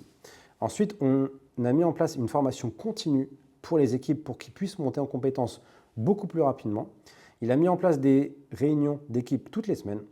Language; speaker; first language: French; native; French